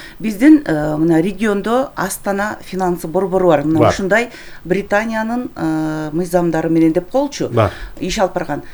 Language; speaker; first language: Kyrgyz; native; Kyrgyz